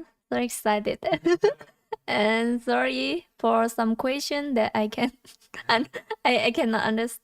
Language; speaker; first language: English; non-native, learner; Thai